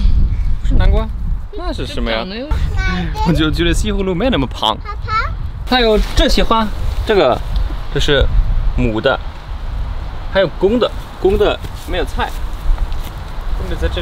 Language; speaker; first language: Chinese; non-native, fluent; German